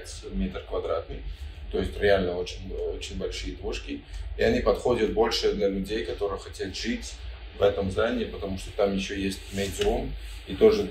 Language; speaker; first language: Russian; non-native, fluent; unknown